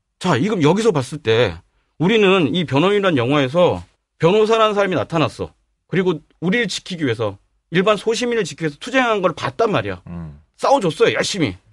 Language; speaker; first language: Korean; native; Korean